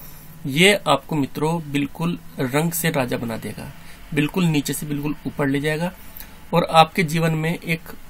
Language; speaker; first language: Hindi; native; Hindi